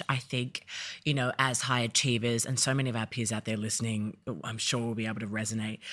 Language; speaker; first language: English; early bilingual, other home language; Yoruba